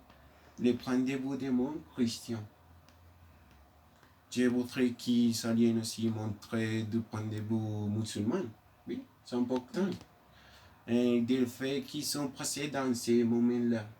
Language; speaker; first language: French; non-native, learner; Spanish